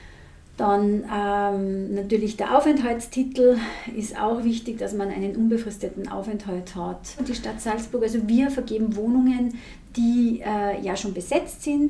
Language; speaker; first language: German; native; German